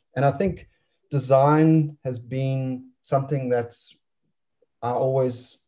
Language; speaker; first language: English; native; English